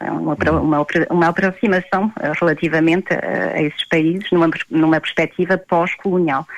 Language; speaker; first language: Portuguese; native; Portuguese